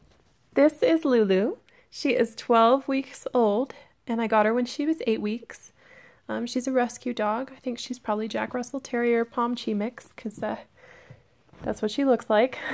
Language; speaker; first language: English; native; English